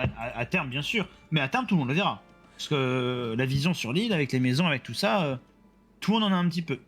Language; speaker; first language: French; native; French